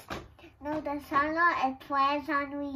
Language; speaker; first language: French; non-native, learner; English